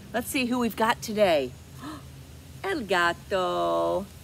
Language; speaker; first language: English; native; English